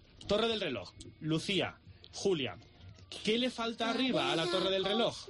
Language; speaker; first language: Spanish; native; Spanish